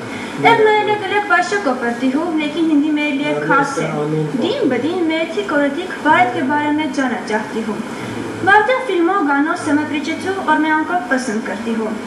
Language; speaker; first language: Hindi; non-native, learner; Armenian